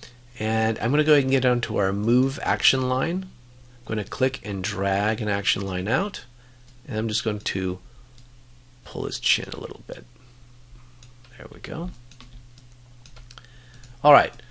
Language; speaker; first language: English; native; English